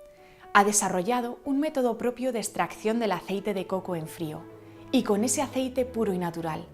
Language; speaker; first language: Spanish; native; Spanish